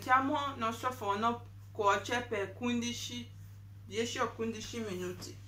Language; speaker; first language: Italian; non-native, learner; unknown